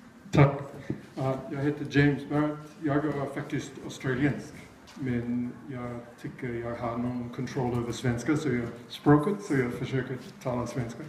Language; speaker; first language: Swedish; non-native, fluent; English